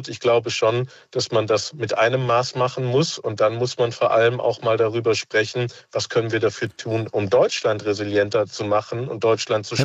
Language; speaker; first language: German; native; German